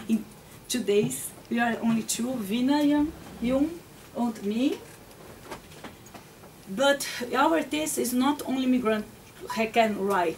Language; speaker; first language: English; non-native, learner; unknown